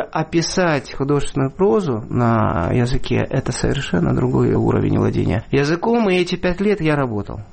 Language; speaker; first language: Russian; native; Russian